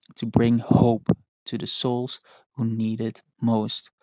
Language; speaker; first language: English; non-native, fluent; Dutch